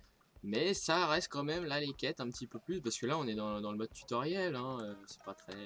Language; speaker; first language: French; native; French